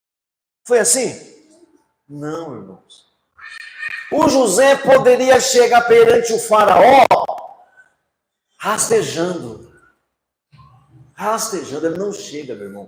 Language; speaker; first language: Portuguese; native; Portuguese